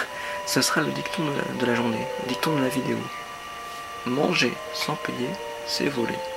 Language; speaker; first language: French; native; French